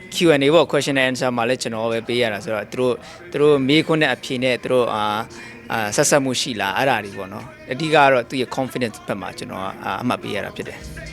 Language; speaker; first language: Burmese; non-native, local second language; Tedim Chin